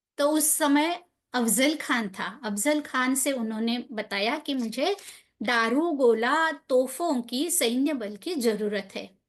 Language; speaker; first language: Hindi; non-native, local second language; Marathi